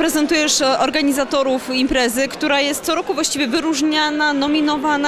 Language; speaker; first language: Polish; native; Polish